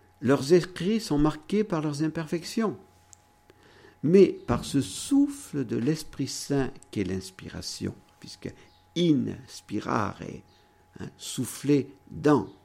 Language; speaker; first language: French; native; French